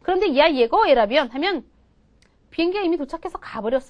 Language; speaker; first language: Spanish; non-native, fluent; Korean